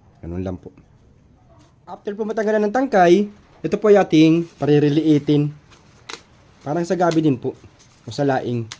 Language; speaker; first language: Filipino; native; Filipino